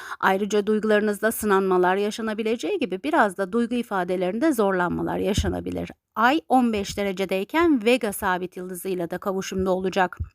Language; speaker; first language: Turkish; native; Turkish